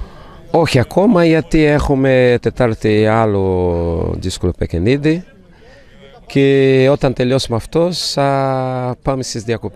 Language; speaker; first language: Greek; non-native, fluent; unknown